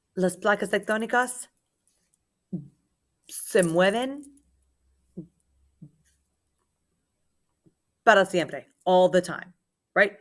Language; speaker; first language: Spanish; non-native, learner; English